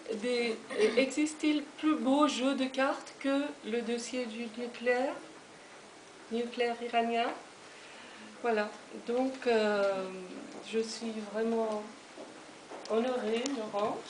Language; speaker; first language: French; non-native, fluent; Persian